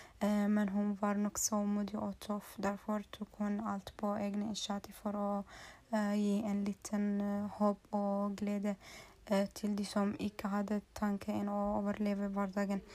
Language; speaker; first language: Swedish; non-native, learner; Norwegian